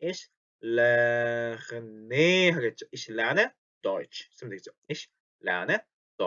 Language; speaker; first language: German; non-native, fluent; Korean